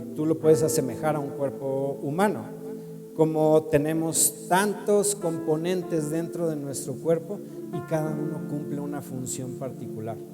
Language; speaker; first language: Spanish; native; Spanish